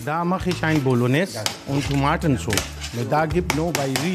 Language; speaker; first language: German; non-native, learner; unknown